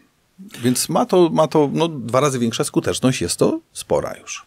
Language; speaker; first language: Polish; native; Polish